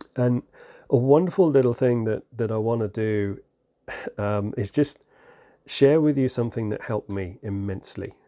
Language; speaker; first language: English; native; English